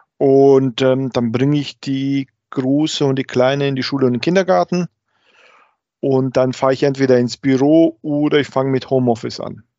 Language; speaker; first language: German; early bilingual, other home language; Croatian